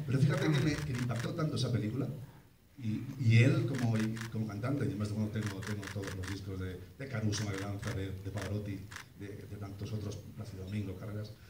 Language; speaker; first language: Spanish; early bilingual, heritage; Spanish